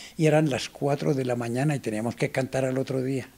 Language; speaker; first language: Spanish; native; Spanish